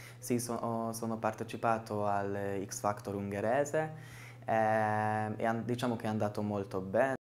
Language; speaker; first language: Italian; non-native, fluent; Hungarian